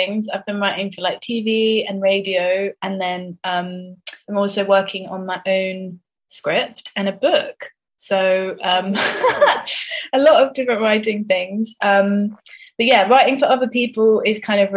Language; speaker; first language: English; native; English